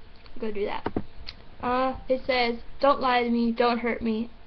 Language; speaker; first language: English; native; English